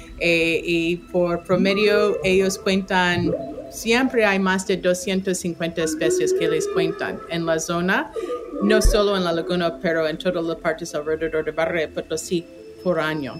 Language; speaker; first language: Spanish; non-native, fluent; English